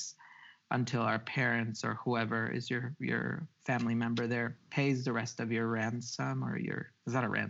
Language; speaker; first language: English; early bilingual, other home language; Spanish